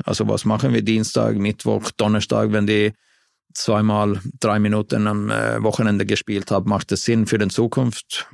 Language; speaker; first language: German; non-native, fluent; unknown